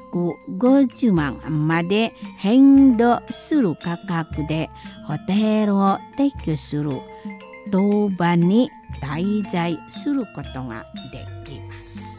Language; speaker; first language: Japanese; non-native, learner; Indonesian